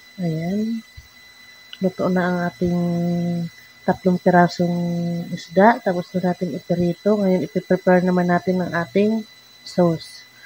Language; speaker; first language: Filipino; non-native, local second language; Cebuano